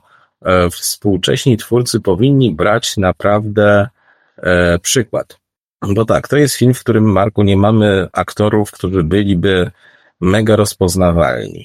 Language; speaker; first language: Polish; native; Polish